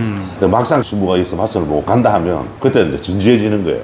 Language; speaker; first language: Korean; native; Korean